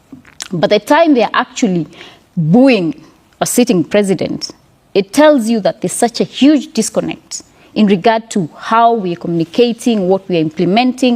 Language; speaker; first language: English; non-native, local second language; Kikuyu